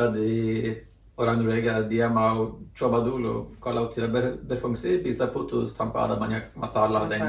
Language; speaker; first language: Indonesian; non-native, fluent; Norwegian